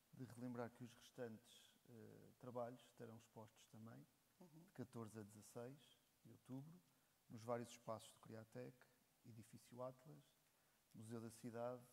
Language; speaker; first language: Portuguese; native; Portuguese